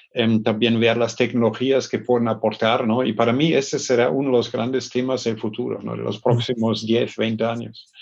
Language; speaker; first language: Spanish; non-native, fluent; German